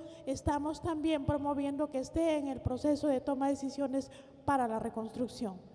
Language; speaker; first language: Spanish; native; Spanish